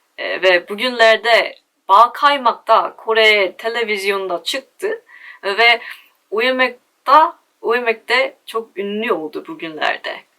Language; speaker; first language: Turkish; non-native, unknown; Korean